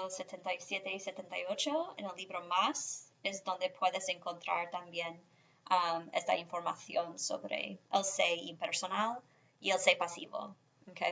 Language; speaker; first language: Spanish; non-native, fluent; English